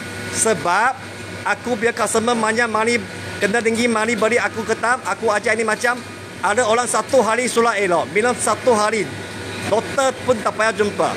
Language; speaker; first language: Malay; non-native, local second language; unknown